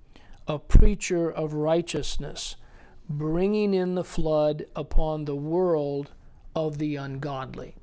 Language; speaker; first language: English; native; English